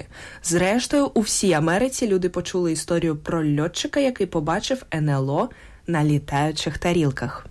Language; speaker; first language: Ukrainian; native; Ukrainian